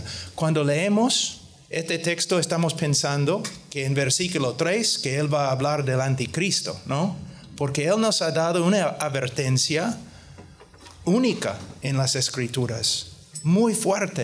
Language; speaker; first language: Spanish; non-native, fluent; English